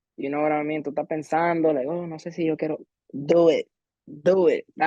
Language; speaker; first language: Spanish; early bilingual, heritage; Spanish